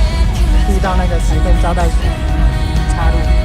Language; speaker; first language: Chinese; native; Chinese